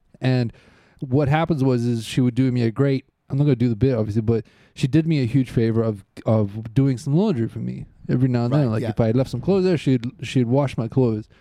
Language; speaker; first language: English; native; English